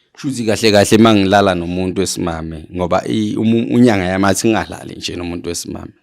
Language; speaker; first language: Zulu; native; Zulu